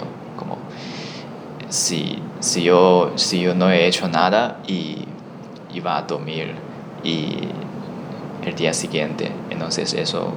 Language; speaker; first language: Spanish; non-native, learner; Chinese